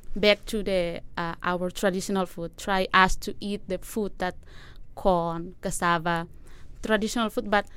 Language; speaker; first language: English; non-native, learner; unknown